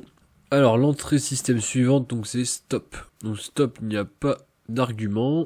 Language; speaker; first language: French; native; French